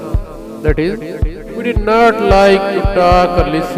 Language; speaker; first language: English; non-native, local second language; Urdu